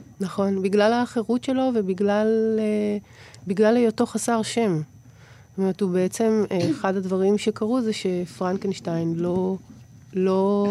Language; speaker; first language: Hebrew; native; Hebrew